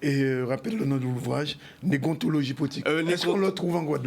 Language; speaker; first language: French; native; French